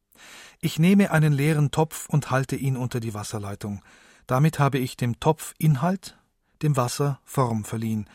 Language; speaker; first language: German; native; German